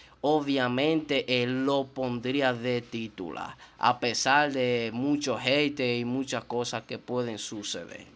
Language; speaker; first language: Spanish; native; Spanish